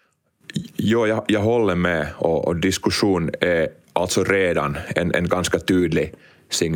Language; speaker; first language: Swedish; non-native, local second language; Finnish